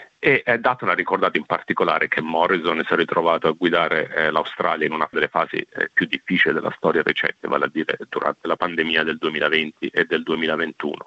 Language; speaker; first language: Italian; native; Italian